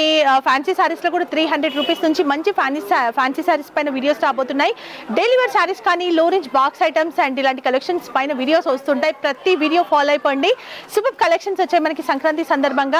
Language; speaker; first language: Telugu; native; Telugu